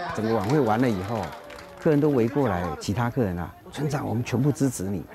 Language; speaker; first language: Chinese; native; Chinese